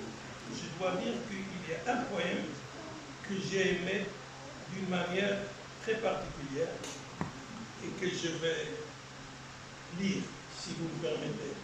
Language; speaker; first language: French; non-native, local second language; Arabic